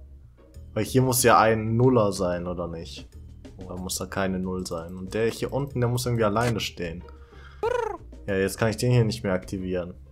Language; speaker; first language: German; native; German